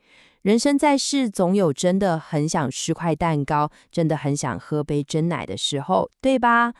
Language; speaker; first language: Chinese; native; Chinese